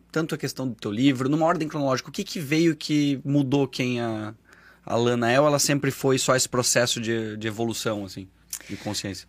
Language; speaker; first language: Portuguese; native; Portuguese